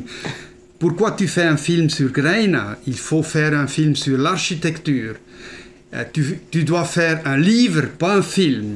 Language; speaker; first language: French; non-native, fluent; German